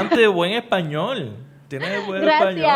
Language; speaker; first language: Spanish; native; Spanish